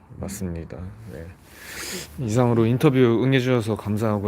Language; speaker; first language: Korean; native; Korean